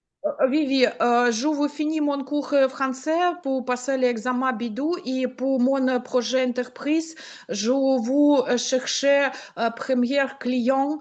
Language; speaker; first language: French; non-native, learner; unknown